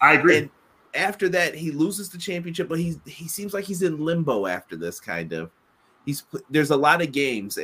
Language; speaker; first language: English; native; English